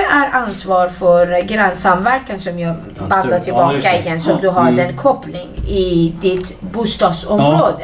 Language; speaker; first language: Swedish; non-native, fluent; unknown